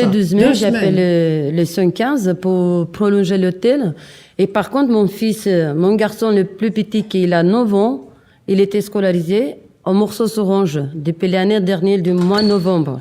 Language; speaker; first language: French; non-native, learner; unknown